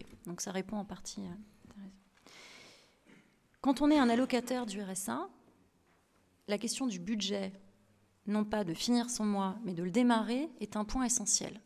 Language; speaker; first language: French; native; French